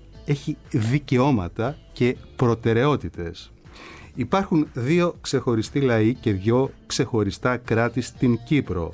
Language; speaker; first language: Greek; native; Greek